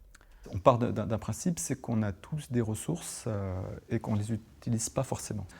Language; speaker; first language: French; native; French